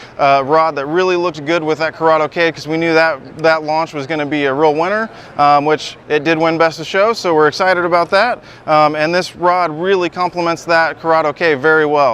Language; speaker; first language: English; native; English